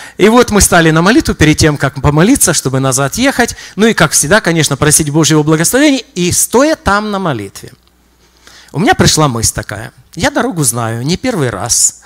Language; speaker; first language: Russian; native; Russian